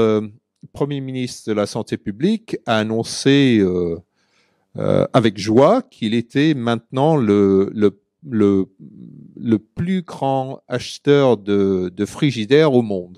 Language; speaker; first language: French; early bilingual, other home language; English